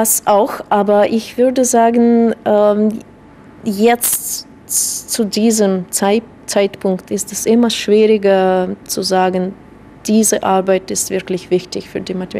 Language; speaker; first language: German; non-native, fluent; Russian